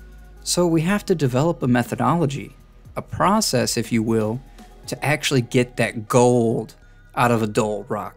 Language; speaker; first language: English; native; English